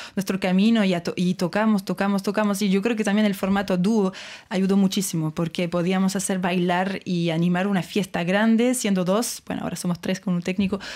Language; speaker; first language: Spanish; non-native, fluent; French